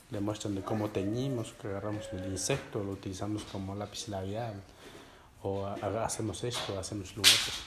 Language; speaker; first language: Spanish; non-native, local second language; Quechua